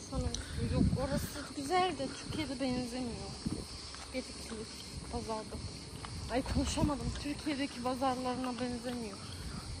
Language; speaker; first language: Turkish; early bilingual, heritage; Turkish